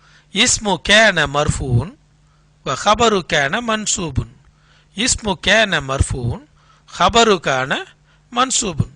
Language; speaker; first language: Arabic; non-native, fluent; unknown